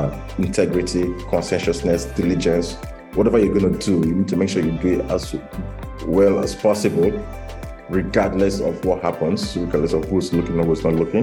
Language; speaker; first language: English; non-native, local second language; Igbo